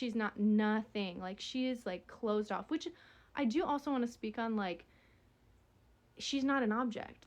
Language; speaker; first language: English; native; English